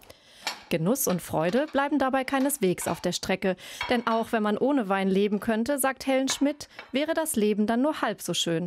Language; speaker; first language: German; native; German